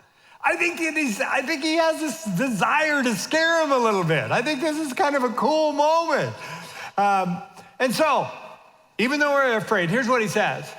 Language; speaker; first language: English; native; English